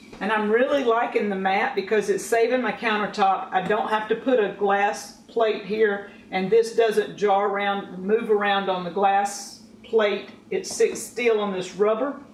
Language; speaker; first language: English; native; English